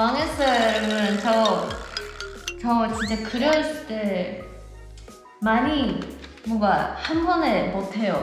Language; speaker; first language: Korean; non-native, learner; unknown